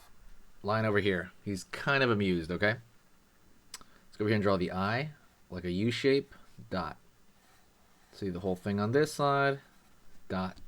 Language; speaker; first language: English; native; English